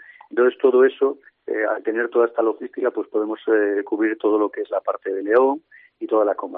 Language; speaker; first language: Spanish; native; Spanish